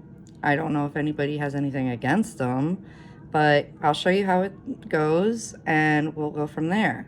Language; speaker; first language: English; native; English